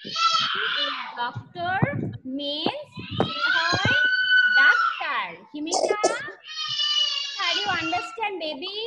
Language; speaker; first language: English; non-native, learner; Bangla